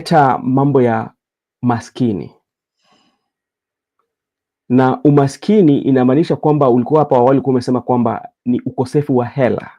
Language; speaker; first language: Swahili; non-native, local second language; Luo (Kenya and Tanzania)